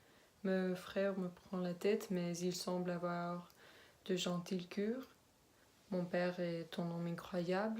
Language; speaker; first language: French; non-native, learner; Spanish